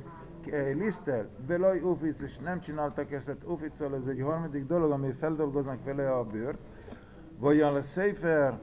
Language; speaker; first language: Hungarian; early bilingual, heritage; Hungarian